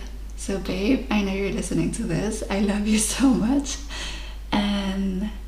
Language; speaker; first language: English; non-native, fluent; Spanish